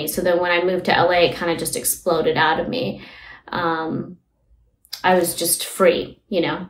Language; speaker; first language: English; early bilingual, other home language; Hindi